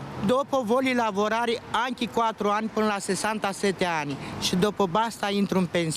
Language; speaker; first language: Italian; non-native, learner; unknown